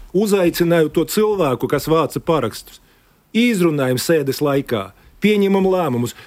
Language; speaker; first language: Latvian; non-native, local second language; Russian